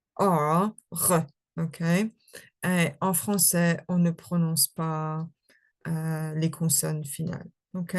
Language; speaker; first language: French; non-native, fluent; English